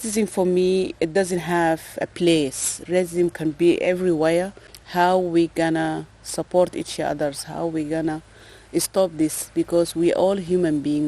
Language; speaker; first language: English; non-native, fluent; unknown